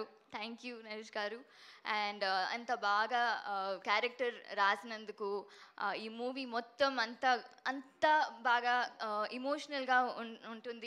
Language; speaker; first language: Telugu; non-native, fluent; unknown